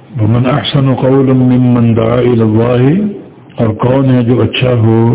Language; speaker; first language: Urdu; native; Urdu